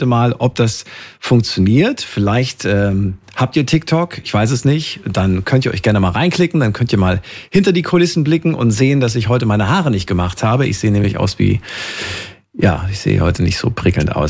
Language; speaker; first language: German; native; German